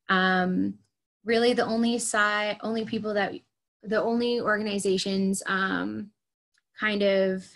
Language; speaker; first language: English; native; English